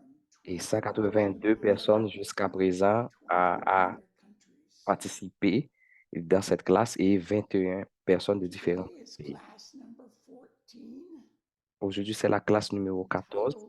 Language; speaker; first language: French; non-native, fluent; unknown